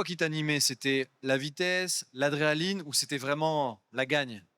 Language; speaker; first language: French; native; French